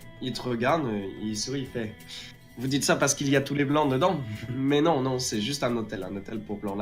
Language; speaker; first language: French; native; French